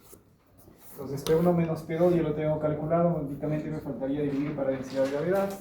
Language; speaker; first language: Spanish; native; Spanish